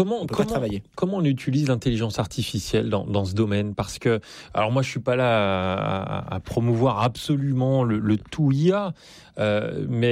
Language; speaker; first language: French; native; French